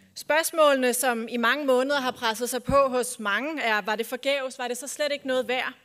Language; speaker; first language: Danish; native; Danish